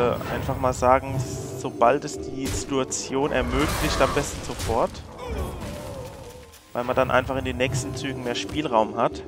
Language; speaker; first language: German; native; German